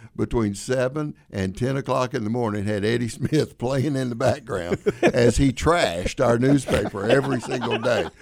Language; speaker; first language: English; native; English